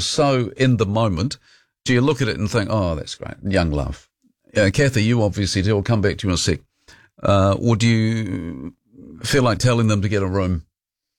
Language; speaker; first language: English; native; English